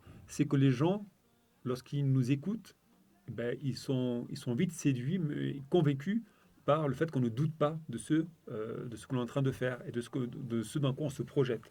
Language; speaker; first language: French; native; French